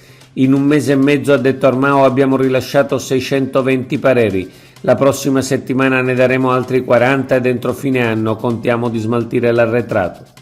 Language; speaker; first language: Italian; native; Italian